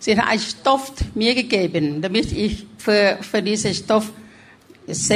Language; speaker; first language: German; non-native, learner; Thai